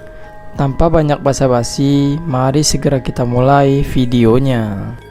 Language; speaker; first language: Indonesian; native; Indonesian